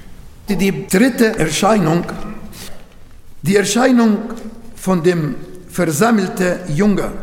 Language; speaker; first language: German; non-native, learner; Arabic